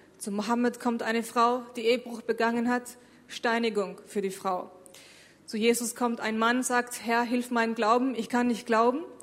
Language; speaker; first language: German; early bilingual, other home language; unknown